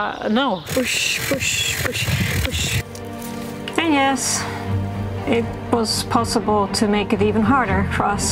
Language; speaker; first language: English; non-native, fluent; Dutch